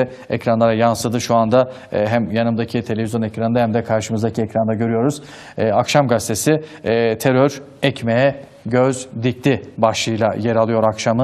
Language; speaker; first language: Turkish; native; Turkish